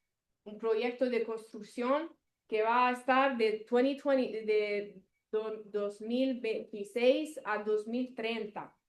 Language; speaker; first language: Spanish; non-native, learner; Italian